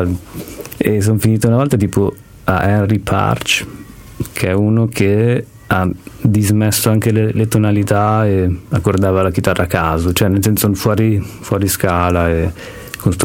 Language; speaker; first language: Italian; native; Italian